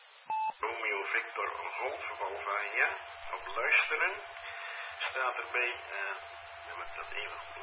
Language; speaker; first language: Dutch; native; Dutch